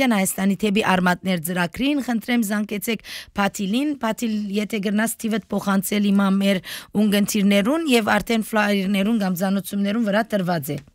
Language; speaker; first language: Armenian; early bilingual, heritage; Armenian